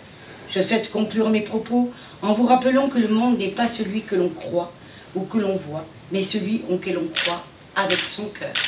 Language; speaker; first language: French; native; French